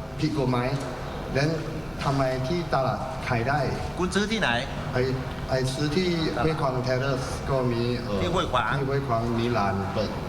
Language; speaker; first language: Thai; non-native, learner; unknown